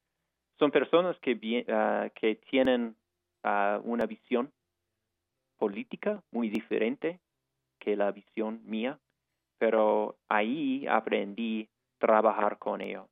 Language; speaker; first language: Spanish; non-native, fluent; English